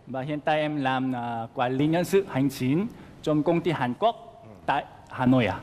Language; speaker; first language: Vietnamese; non-native, fluent; Korean